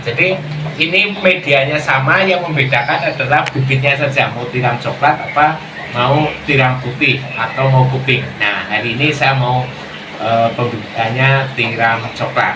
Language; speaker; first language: Indonesian; non-native, local second language; Javanese